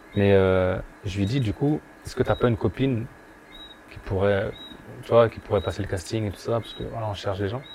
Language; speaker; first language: French; native; French